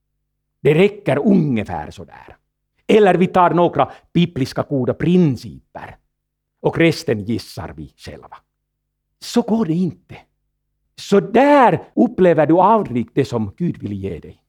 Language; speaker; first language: Swedish; non-native, fluent; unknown